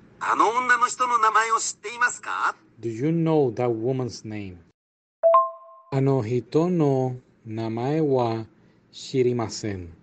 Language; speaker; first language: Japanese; non-native, learner; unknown